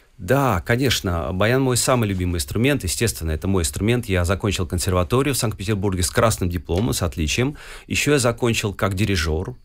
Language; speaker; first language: Russian; native; Russian